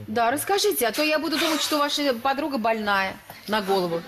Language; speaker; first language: Russian; native; Russian